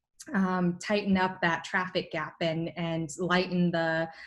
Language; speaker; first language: English; native; English